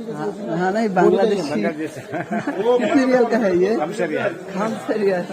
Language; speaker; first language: Hindi; non-native, learner; Bangla